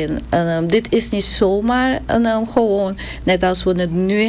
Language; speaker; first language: Dutch; non-native, local second language; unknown